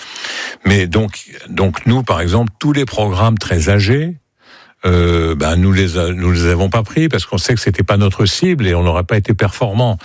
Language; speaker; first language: French; native; French